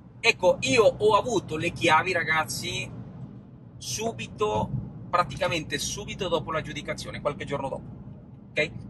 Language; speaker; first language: Italian; non-native, fluent; Spanish